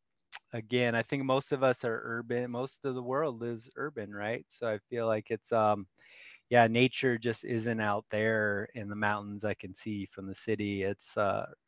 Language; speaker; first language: English; native; English